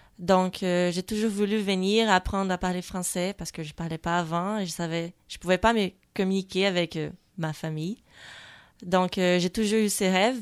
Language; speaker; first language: French; non-native, fluent; Portuguese